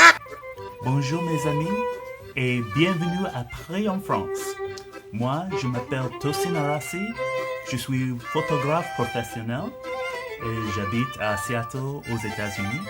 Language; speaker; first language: French; non-native, learner; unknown